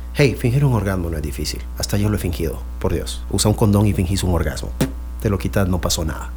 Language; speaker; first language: Spanish; non-native, fluent; French